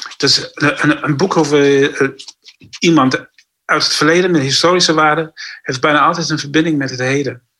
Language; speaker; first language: Dutch; non-native, fluent; English